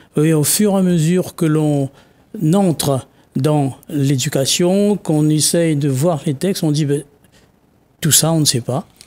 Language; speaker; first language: French; non-native, local second language; Réunion Creole French